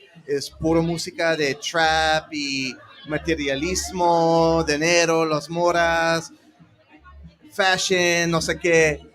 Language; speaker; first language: Spanish; early bilingual, heritage; English